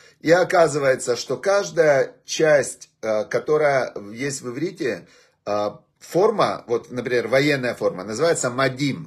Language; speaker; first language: Russian; native; Russian